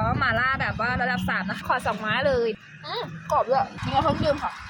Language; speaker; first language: Thai; native; Thai